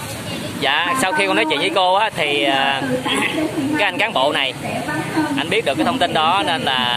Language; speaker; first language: Vietnamese; native; Vietnamese